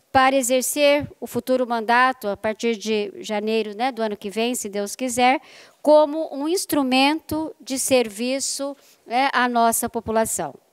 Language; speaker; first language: Portuguese; native; Portuguese